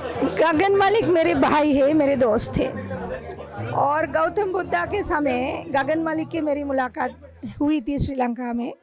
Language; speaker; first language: Hindi; non-native, fluent; Sinhala